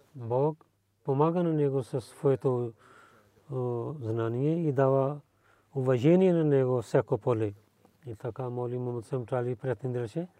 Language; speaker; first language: Bulgarian; non-native, learner; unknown